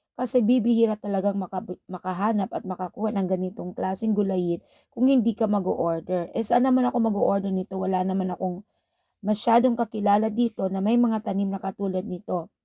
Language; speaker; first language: Filipino; native; Filipino